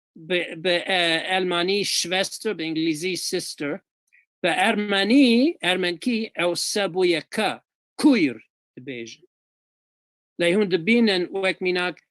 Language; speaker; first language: Kurdish; non-native, fluent; English